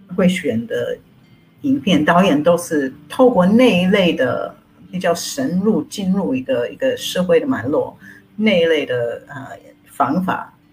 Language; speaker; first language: Chinese; non-native, fluent; English